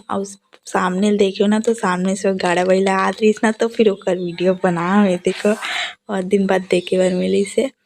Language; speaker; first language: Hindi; native; Hindi